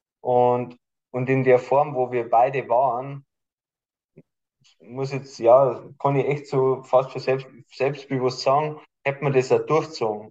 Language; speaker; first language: German; native; German